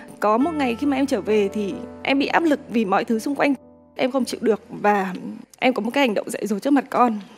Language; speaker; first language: Vietnamese; native; Vietnamese